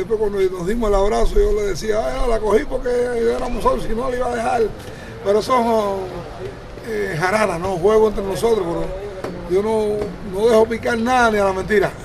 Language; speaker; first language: Spanish; native; Spanish